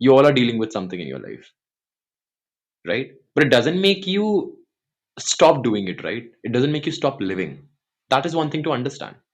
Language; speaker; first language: English; non-native, local second language; Hindi